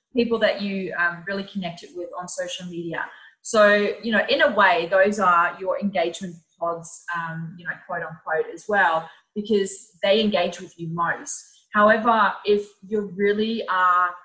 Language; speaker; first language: English; non-native, fluent; Dutch